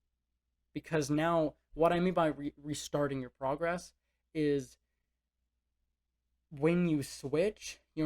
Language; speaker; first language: English; native; English